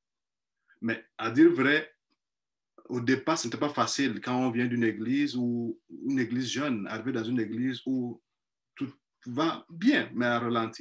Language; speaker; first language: French; non-native, fluent; Igbo